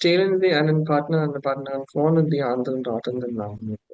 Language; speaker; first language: German; non-native, fluent; Urdu